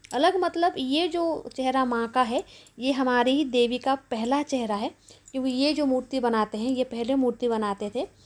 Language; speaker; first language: Hindi; non-native, local second language; Bangla